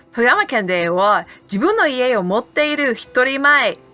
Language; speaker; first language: Japanese; non-native, fluent; English